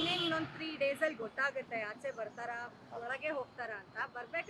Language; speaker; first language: Kannada; native; Kannada